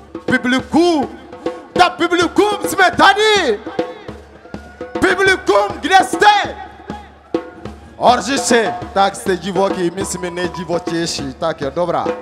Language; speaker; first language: Czech; non-native, learner; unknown